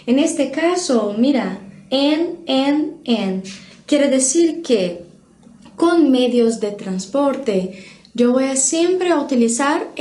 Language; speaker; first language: Spanish; non-native, fluent; Portuguese